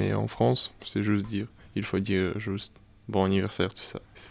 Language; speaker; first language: French; non-native, learner; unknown